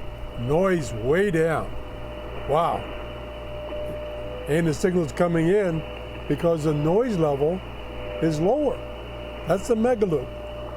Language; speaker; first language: English; native; English